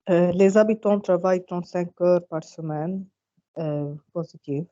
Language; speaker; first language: French; non-native, learner; Arabic